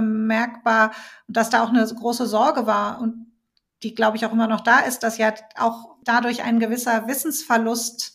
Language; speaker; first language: German; native; German